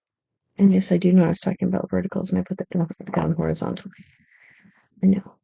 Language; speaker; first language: English; native; English